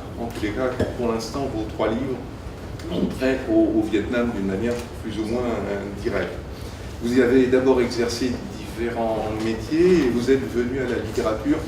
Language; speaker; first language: French; native; French